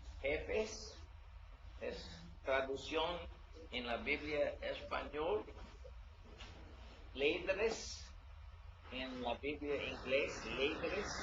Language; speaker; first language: Spanish; non-native, learner; English